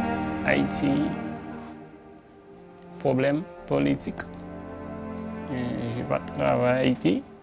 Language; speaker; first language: French; non-native, learner; Haitian Creole